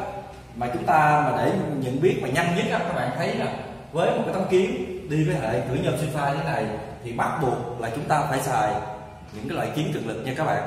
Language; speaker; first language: Vietnamese; native; Vietnamese